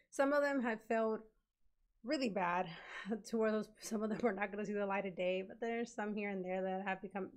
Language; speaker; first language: English; native; English